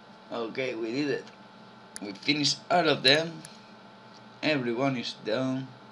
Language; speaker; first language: English; non-native, learner; Spanish